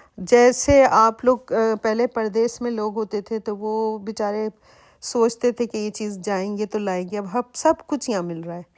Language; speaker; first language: Urdu; native; Urdu